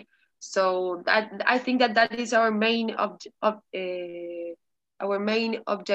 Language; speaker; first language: English; non-native, learner; Spanish